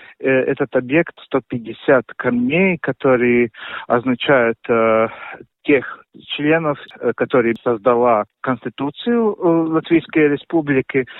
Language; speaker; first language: Russian; non-native, local second language; Latvian